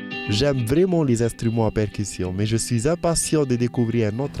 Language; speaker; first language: French; native; French